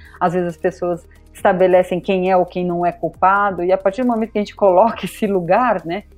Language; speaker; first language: Portuguese; native; Portuguese